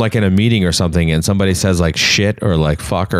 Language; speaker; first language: English; native; English